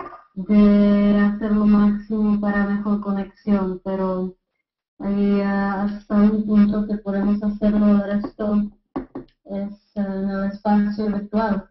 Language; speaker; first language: Spanish; non-native, fluent; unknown